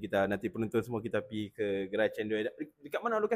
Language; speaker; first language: Malay; native; Malay